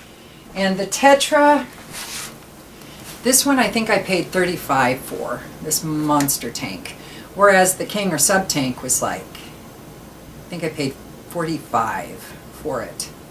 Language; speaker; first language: English; native; English